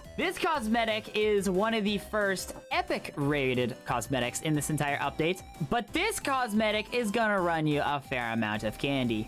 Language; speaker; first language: English; native; English